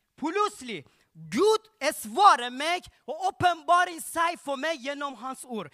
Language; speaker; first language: Norwegian; non-native, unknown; Persian